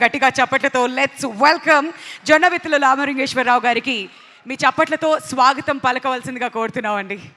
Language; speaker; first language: Telugu; native; Telugu